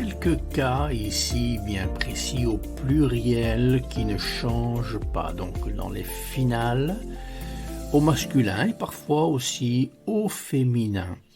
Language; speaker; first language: French; non-native, fluent; Italian